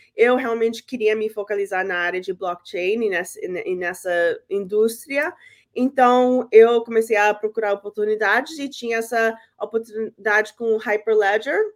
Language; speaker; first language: Portuguese; early bilingual, heritage; Portuguese